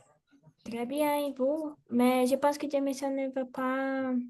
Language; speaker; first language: French; non-native, fluent; Portuguese